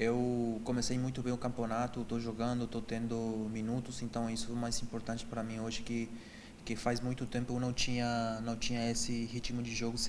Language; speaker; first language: Portuguese; non-native, fluent; Spanish